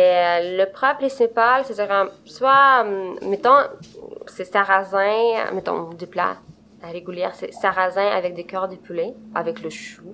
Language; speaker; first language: French; non-native, fluent; Romanian